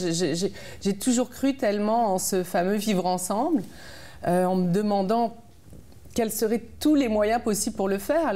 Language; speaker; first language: French; native; French